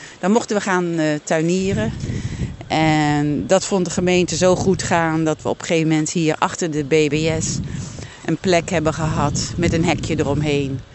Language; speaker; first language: Dutch; native; Dutch